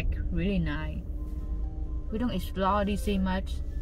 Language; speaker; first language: English; non-native, learner; Vietnamese